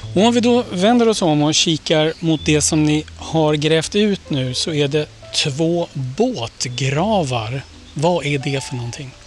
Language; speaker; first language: Swedish; native; Swedish